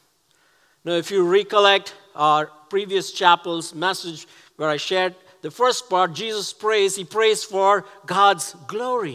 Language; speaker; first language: English; non-native, local second language; Tamil